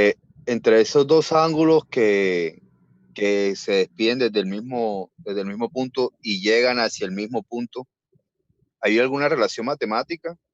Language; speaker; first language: Spanish; native; Spanish